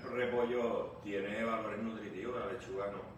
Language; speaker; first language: Spanish; native; Spanish